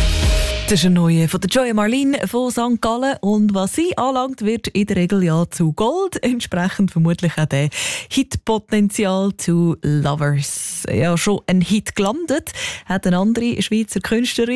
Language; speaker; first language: German; native; German